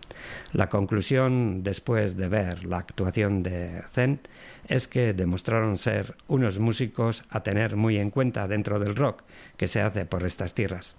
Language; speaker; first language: Spanish; non-native, local second language; Basque